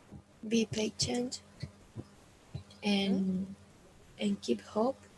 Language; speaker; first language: English; non-native, learner; Spanish